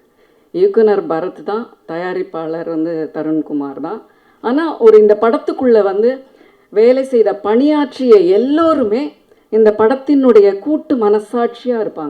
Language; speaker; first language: Tamil; native; Tamil